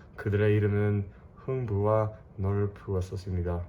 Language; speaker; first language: Korean; non-native, learner; English